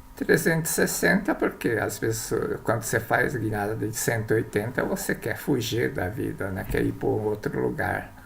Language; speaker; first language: Portuguese; early bilingual, other home language; Japanese